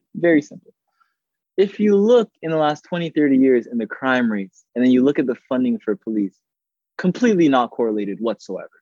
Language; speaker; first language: English; native; English